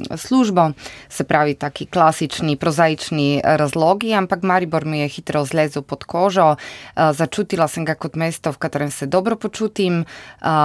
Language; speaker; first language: Slovenian; non-native, fluent; Slovak